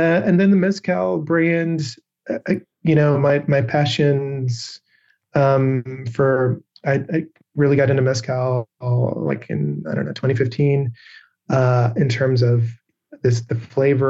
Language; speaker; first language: English; native; English